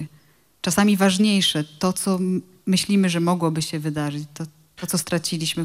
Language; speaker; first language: Polish; native; Polish